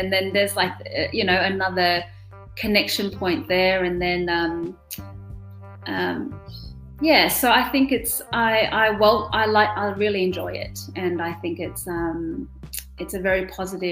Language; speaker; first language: English; non-native, local second language; German